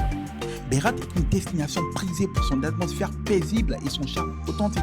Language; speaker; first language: French; native; French